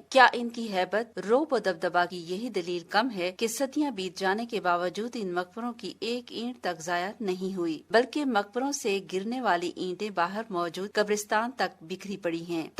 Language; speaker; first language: Urdu; non-native, local second language; Saraiki